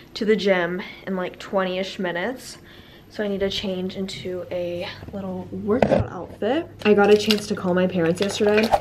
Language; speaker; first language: English; native; English